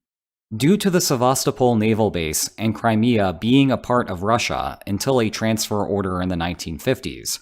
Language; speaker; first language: English; native; English